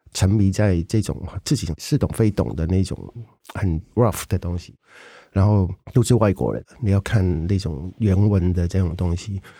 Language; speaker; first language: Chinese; non-native, local second language; Cantonese